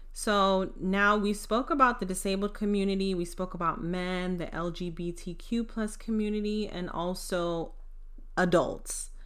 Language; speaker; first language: English; native; English